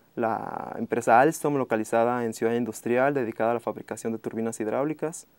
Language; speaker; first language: Spanish; native; Spanish